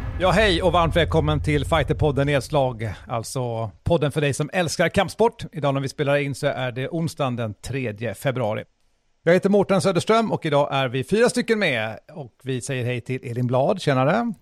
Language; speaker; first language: Swedish; native; Swedish